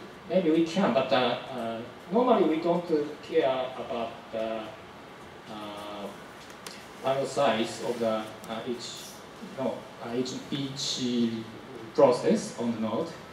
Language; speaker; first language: English; non-native, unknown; Japanese